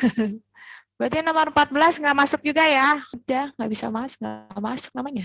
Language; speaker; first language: Indonesian; native; Indonesian